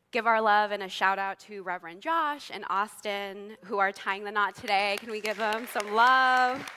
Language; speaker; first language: English; native; English